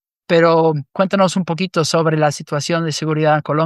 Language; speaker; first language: Spanish; non-native, fluent; English